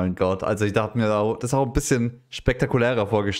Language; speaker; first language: German; native; German